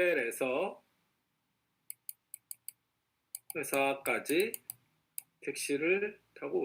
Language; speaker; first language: Korean; non-native, fluent; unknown